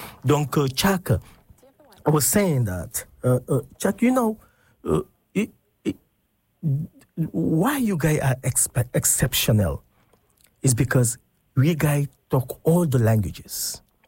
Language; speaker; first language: English; non-native, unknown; Wolof